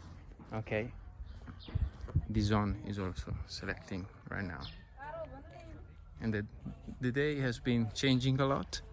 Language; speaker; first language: English; non-native, fluent; Italian